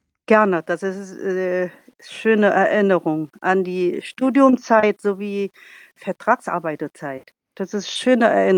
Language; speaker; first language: German; non-native, learner; Vietnamese